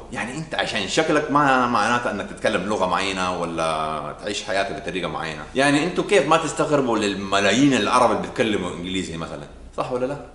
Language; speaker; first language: Arabic; non-native, local second language; English